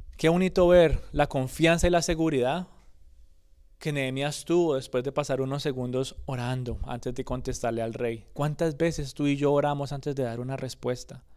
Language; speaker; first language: Spanish; early bilingual, other home language; English